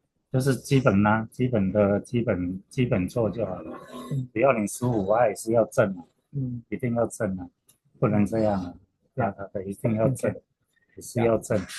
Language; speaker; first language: Chinese; native; Chinese